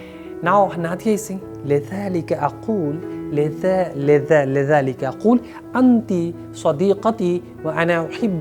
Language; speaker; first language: Arabic; non-native, fluent; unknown